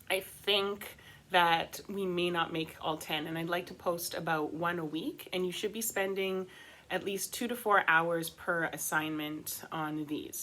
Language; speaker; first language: English; native; English